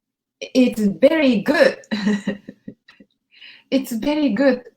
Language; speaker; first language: English; non-native, learner; Japanese